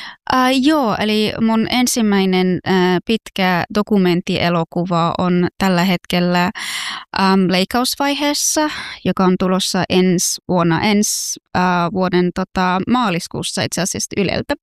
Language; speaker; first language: Finnish; early bilingual, other home language; Persian